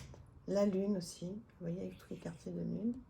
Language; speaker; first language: French; native; French